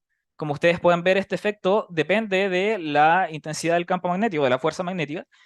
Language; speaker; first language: Spanish; native; Spanish